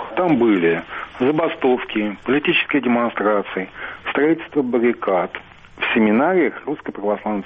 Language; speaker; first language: Russian; native; Russian